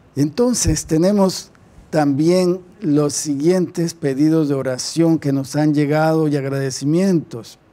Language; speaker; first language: Spanish; native; Spanish